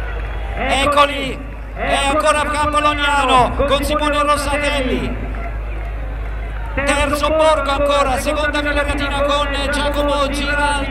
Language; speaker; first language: Italian; native; Italian